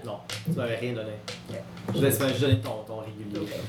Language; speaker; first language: French; native; French